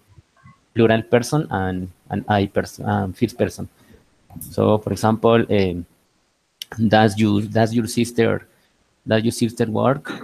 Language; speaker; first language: English; non-native, learner; Spanish